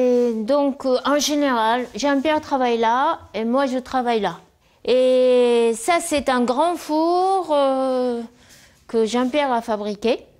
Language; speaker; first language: French; non-native, fluent; Japanese